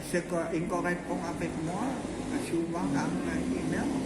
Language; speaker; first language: French; non-native, learner; Vietnamese